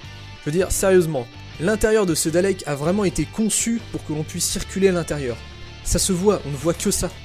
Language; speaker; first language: French; native; French